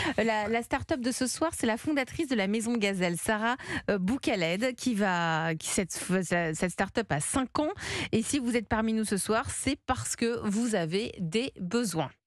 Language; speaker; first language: French; native; French